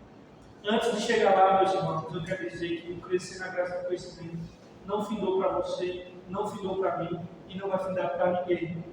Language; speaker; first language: Portuguese; native; Portuguese